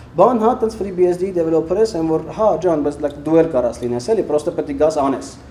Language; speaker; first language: Armenian; early bilingual, heritage; Armenian